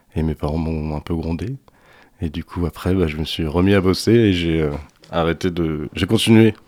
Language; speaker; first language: French; native; French